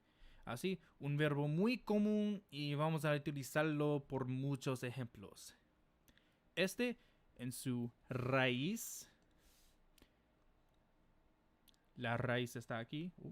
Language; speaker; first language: Spanish; non-native, fluent; English